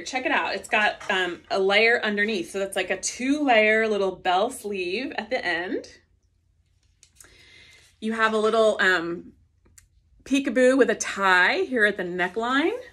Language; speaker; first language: English; native; English